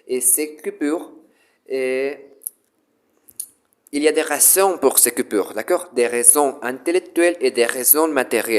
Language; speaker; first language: French; non-native, learner; Spanish